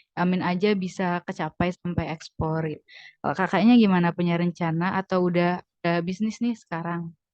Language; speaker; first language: Indonesian; native; Indonesian